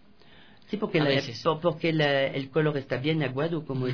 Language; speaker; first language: Spanish; non-native, fluent; French